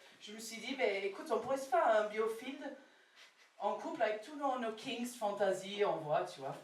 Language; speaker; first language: French; non-native, fluent; English